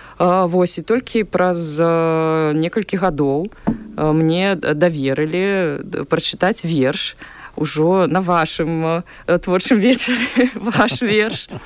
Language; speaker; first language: Belarusian; non-native, local second language; Russian